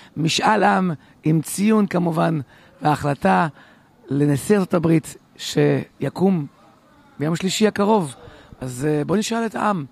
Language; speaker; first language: Hebrew; native; Hebrew